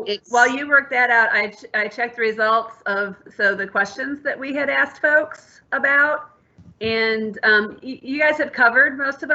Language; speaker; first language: English; native; English